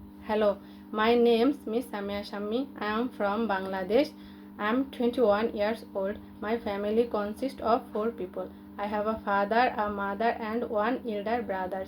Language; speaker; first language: English; non-native, local second language; Bangla